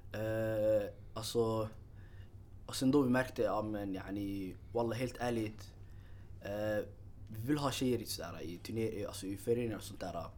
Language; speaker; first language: Swedish; early bilingual, other home language; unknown